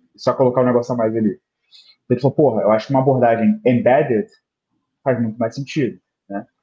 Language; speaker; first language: Portuguese; native; Portuguese